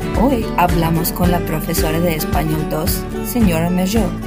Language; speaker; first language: Spanish; non-native, learner; English